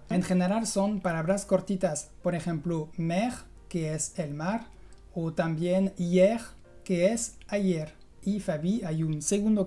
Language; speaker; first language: Spanish; non-native, fluent; French